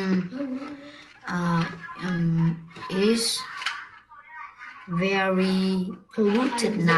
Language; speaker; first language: English; non-native, learner; Vietnamese